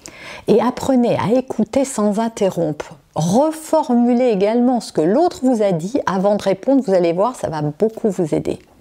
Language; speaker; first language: French; native; French